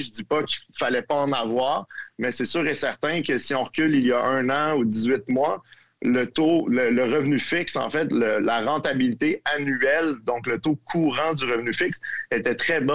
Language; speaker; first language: French; native; French